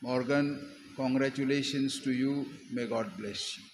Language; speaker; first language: English; non-native, local second language; Marathi